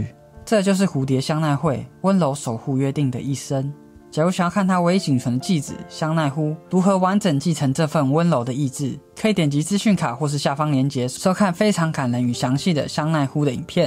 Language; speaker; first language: Chinese; native; Chinese